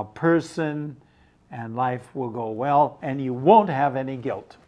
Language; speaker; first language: English; native; English